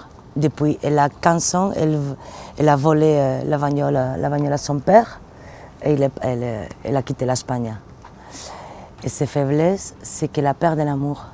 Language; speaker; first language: French; non-native, learner; Spanish